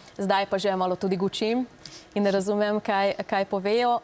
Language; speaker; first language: Slovenian; non-native, learner; Hungarian